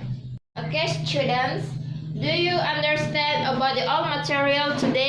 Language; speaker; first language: English; non-native, learner; Indonesian